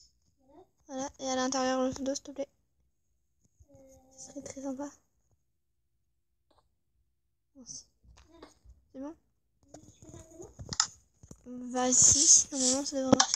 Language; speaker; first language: French; native; French